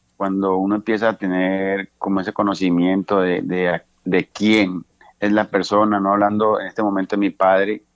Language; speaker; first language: Spanish; native; Spanish